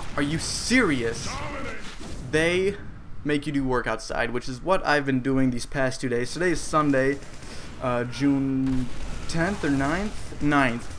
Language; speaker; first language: English; native; English